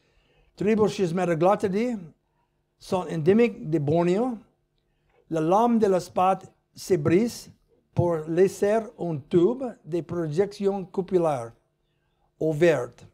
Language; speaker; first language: French; non-native, learner; English